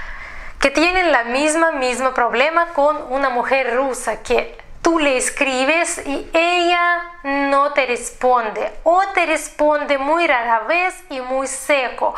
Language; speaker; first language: Spanish; non-native, fluent; Russian